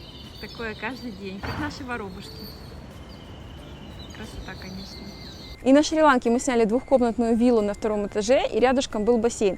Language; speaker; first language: Russian; native; Russian